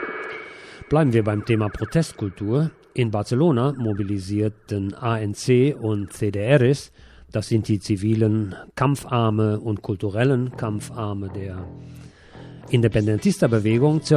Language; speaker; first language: German; native; German